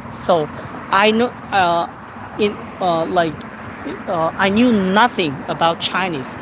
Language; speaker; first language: English; non-native, fluent; Korean